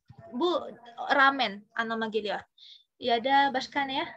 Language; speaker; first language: Turkish; non-native, learner; Indonesian